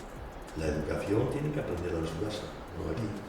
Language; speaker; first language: Spanish; native; Spanish